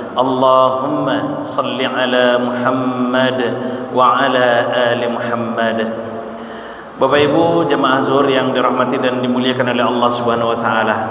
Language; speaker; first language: Indonesian; native; Indonesian